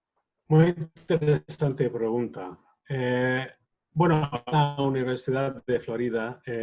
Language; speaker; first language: Spanish; non-native, fluent; English